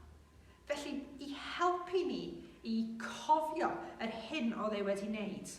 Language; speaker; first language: Welsh; non-native, local second language; English